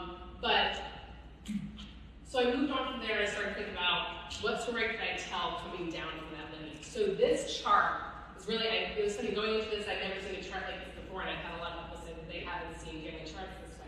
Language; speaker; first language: English; native; English